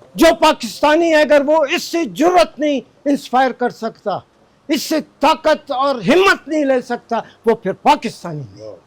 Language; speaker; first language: Urdu; non-native, local second language; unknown